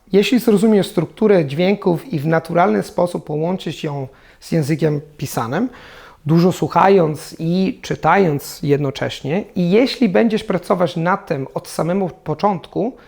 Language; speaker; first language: Polish; non-native, fluent; Italian